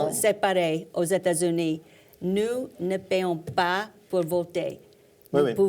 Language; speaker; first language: French; non-native, learner; English